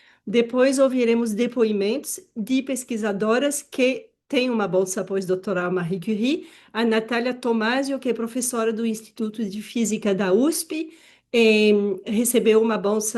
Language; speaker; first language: Portuguese; non-native, fluent; French